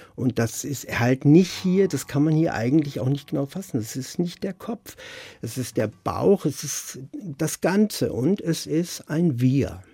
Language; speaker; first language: German; native; German